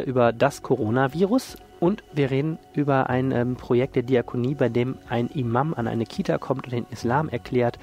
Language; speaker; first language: German; native; German